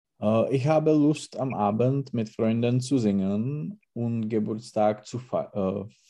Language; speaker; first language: German; non-native, learner; Czech